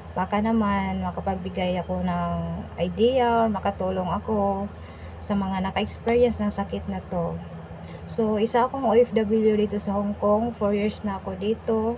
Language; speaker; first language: Filipino; non-native, local second language; Cebuano